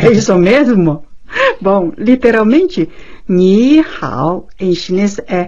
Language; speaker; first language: Portuguese; non-native, fluent; Chinese